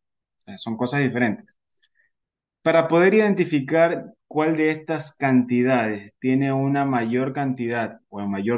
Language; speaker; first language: Spanish; native; Spanish